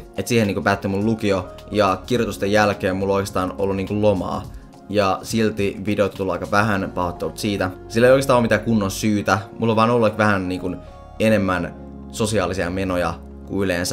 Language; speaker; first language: Finnish; native; Finnish